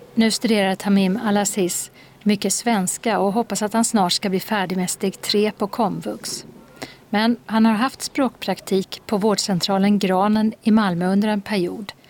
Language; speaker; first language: Swedish; native; Swedish